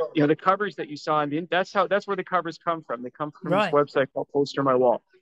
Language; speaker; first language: English; native; English